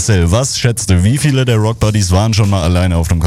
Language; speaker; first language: German; native; German